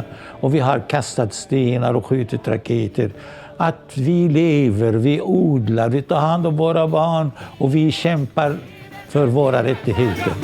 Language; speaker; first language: Swedish; non-native, local second language; Arabic